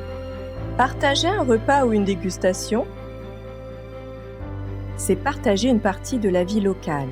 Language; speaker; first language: French; native; French